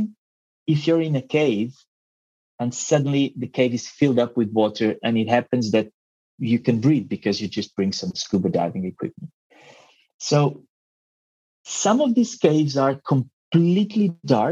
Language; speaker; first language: English; non-native, fluent; Portuguese